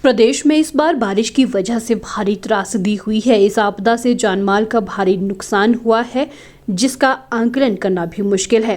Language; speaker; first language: Hindi; native; Hindi